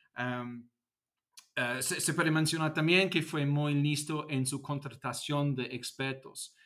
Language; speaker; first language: Spanish; non-native, fluent; English